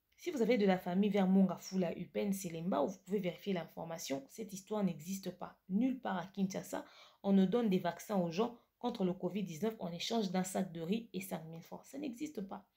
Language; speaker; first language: French; non-native, local second language; Lingala